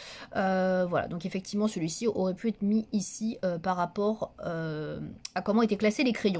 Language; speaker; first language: French; native; French